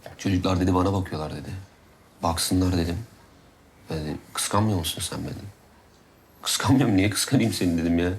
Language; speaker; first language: Turkish; native; Turkish